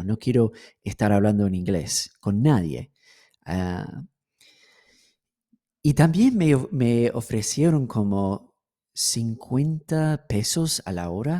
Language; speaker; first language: Spanish; non-native, fluent; English